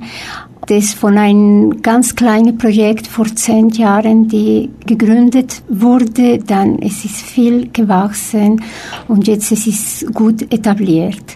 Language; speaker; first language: German; non-native, fluent; Spanish